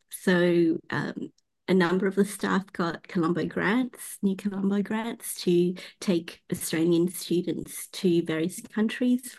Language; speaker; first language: English; native; English